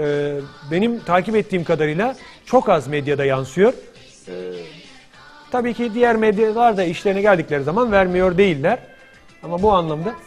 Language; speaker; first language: Turkish; native; Turkish